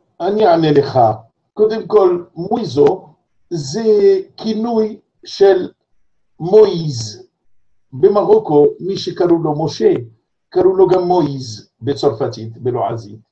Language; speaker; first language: Hebrew; early bilingual, other home language; French